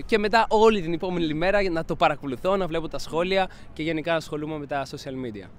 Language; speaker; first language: Greek; native; Greek